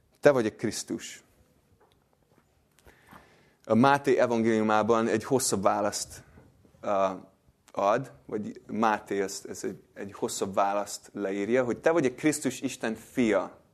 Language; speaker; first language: Hungarian; non-native, fluent; English